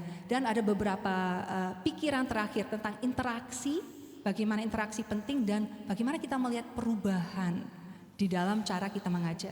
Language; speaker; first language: Indonesian; non-native, fluent; English